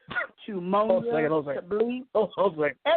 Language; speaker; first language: English; native; English